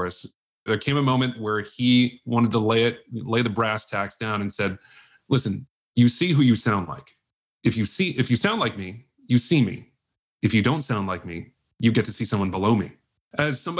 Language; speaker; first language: English; native; English